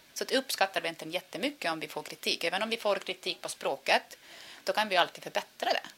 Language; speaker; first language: Swedish; non-native, fluent; Estonian